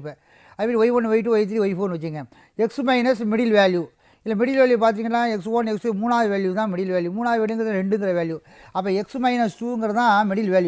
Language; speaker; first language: Tamil; native; Tamil